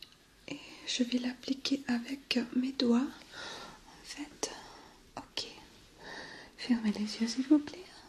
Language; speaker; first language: French; non-native, fluent; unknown